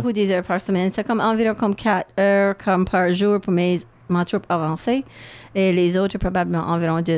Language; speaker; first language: French; non-native, local second language; English